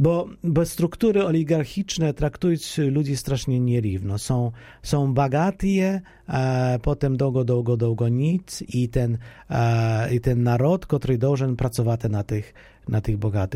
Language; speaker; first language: Polish; non-native, fluent; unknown